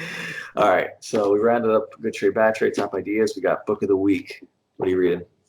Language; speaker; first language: English; native; English